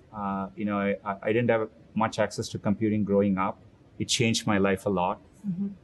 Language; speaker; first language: English; non-native, local second language; Tamil